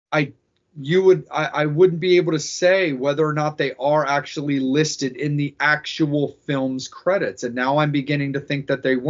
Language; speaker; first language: English; native; English